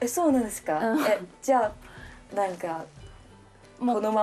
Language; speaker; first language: Japanese; non-native, learner; Cantonese